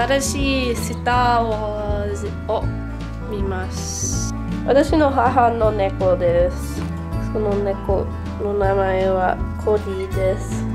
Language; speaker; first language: Japanese; non-native, learner; English